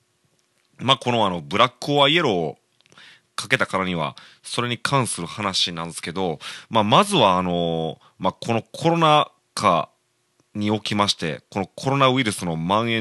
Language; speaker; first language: Japanese; native; Japanese